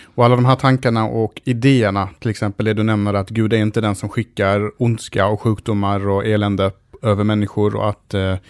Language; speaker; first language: Swedish; native; Swedish